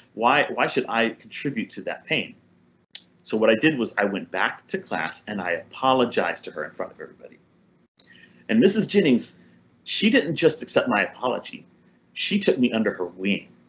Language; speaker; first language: English; early bilingual, other home language; Spanish